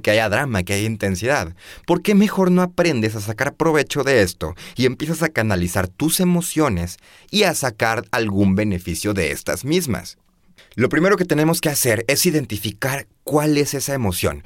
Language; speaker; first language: Spanish; native; Spanish